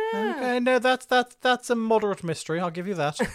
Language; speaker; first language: English; native; English